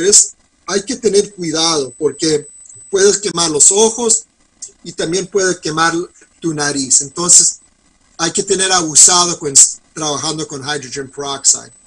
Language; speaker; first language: Spanish; non-native, fluent; English